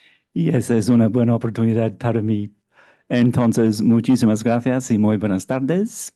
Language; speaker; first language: Spanish; non-native, fluent; English